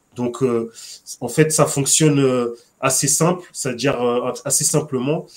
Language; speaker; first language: French; native; French